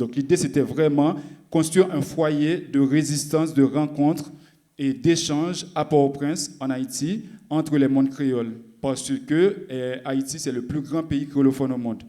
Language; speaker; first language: French; non-native, local second language; Haitian Creole